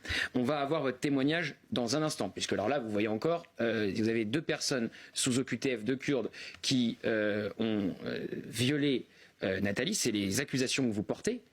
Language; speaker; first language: French; native; French